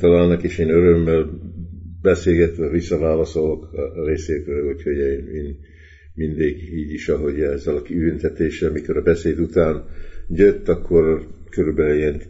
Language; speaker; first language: Hungarian; early bilingual, heritage; Hungarian